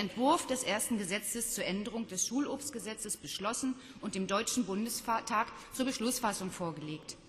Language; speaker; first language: German; native; German